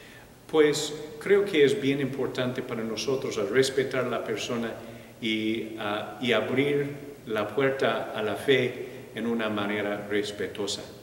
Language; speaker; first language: Spanish; non-native, fluent; English